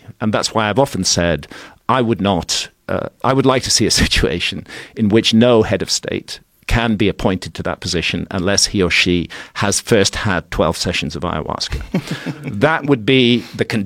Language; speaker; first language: English; native; English